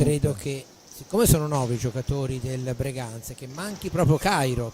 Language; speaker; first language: Italian; native; Italian